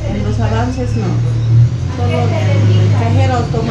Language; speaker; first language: Spanish; native; Spanish